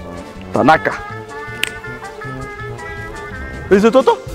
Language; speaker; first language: German; non-native, learner; Spanish